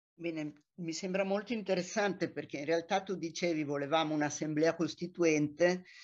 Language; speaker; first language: Italian; native; Italian